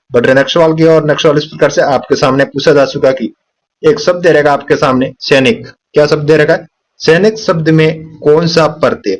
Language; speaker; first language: Hindi; native; Hindi